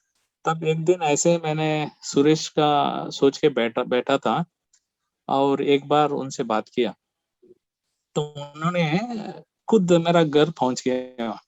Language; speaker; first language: Hindi; non-native, local second language; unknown